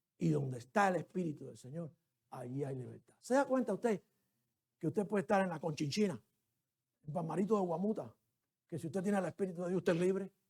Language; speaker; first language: Spanish; native; Spanish